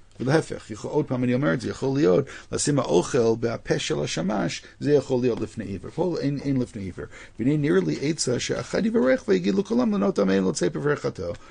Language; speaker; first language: Hebrew; non-native, fluent; English